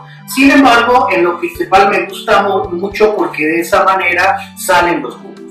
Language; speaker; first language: Spanish; native; Spanish